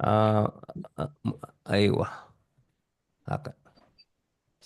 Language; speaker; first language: Arabic; non-native, learner; Indonesian